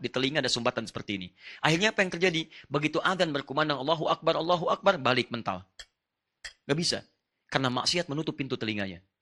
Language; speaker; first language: Indonesian; non-native, fluent; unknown